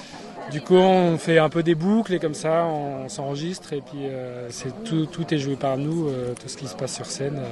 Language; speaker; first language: French; native; French